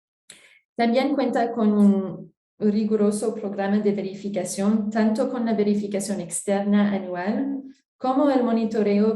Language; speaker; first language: Spanish; non-native, fluent; French